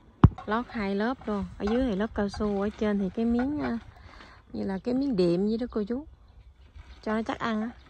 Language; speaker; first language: Vietnamese; native; Vietnamese